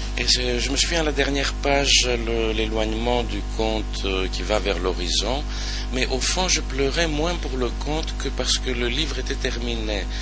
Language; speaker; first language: French; non-native, fluent; Greek